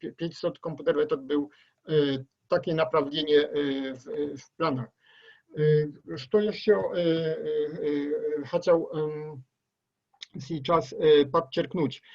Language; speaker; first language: Russian; non-native, learner; Polish